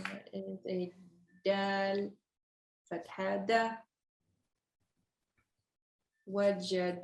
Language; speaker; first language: Arabic; non-native, learner; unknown